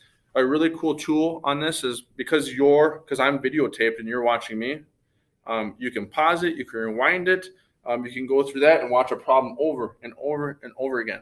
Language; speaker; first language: English; native; English